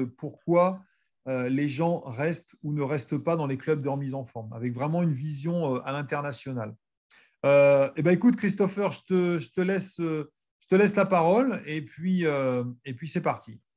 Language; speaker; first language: French; native; French